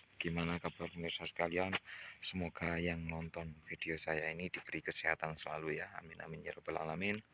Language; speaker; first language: Indonesian; non-native, local second language; Javanese